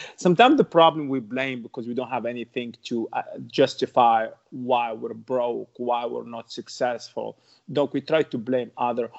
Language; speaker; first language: English; non-native, learner; Arabic